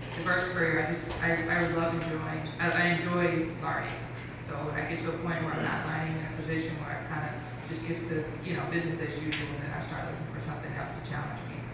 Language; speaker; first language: English; native; English